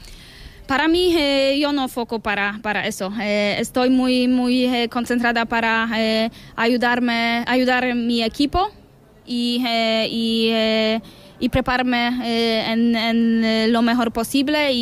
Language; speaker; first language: Spanish; non-native, learner; Polish